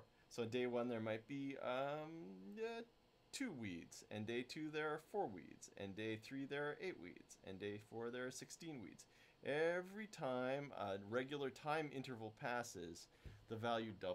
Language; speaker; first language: English; native; English